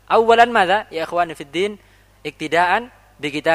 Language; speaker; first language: Arabic; non-native, fluent; Indonesian